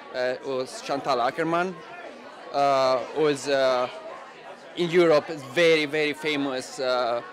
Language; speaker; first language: English; non-native, fluent; Italian